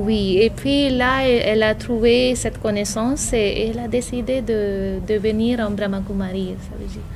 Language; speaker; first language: French; non-native, fluent; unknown